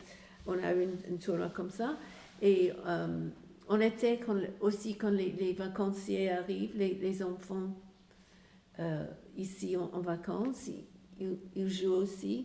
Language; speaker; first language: French; non-native, fluent; English